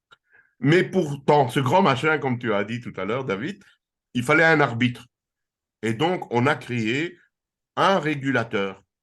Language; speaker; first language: French; native; French